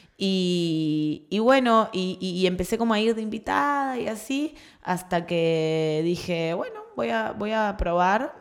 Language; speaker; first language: Spanish; native; Spanish